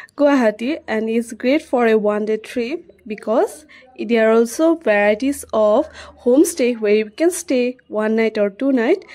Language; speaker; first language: English; non-native, local second language; Assamese